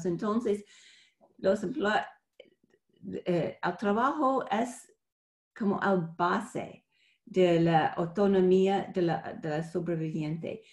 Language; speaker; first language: Spanish; non-native, fluent; English